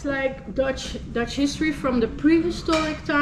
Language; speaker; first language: English; non-native, fluent; Dutch